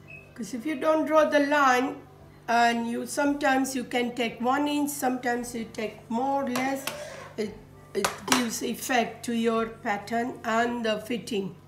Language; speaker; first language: English; non-native, fluent; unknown